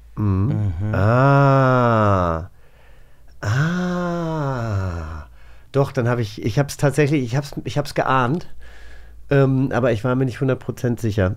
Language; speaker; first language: German; native; German